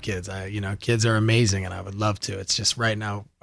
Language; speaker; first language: English; native; English